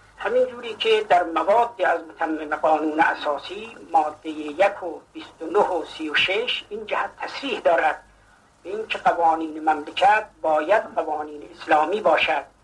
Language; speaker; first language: Persian; non-native, local second language; Azerbaijani